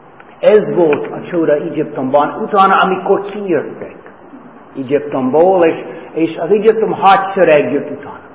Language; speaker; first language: Hungarian; non-native, fluent; English